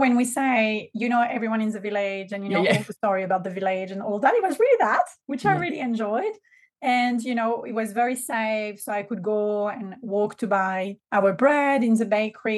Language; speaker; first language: English; non-native, fluent; French